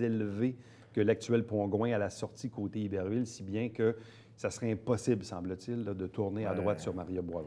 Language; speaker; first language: French; native; French